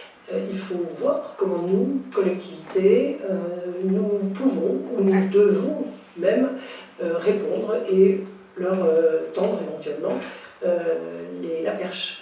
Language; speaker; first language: French; native; French